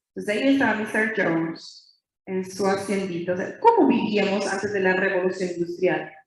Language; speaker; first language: Spanish; non-native, fluent; Portuguese